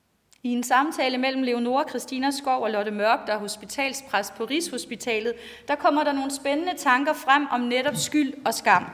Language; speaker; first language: Danish; native; Danish